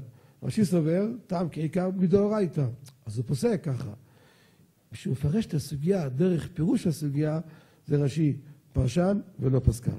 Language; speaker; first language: Hebrew; native; Hebrew